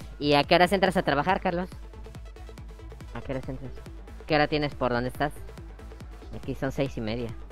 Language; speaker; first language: Spanish; native; Spanish